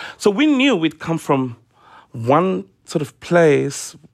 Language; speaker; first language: English; non-native, local second language; Akan